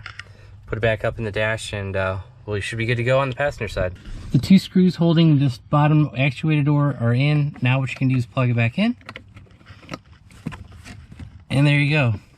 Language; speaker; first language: English; native; English